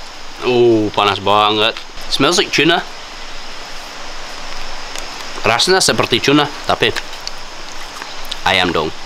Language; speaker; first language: Indonesian; non-native, fluent; English